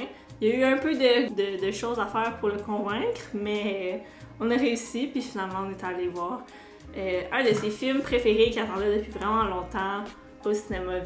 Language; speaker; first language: French; native; French